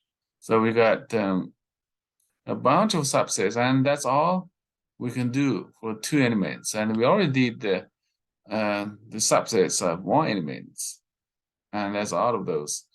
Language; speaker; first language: English; non-native, fluent; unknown